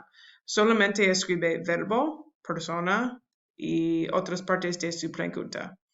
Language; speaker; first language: Spanish; non-native, learner; English